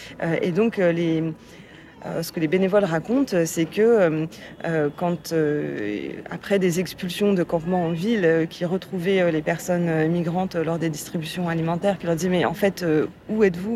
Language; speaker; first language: French; native; French